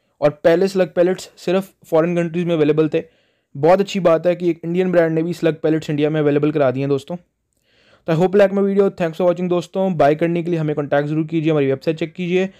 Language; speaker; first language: Hindi; non-native, local second language; Punjabi